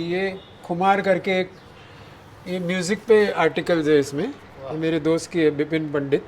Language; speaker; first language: Hindi; non-native, local second language; Marathi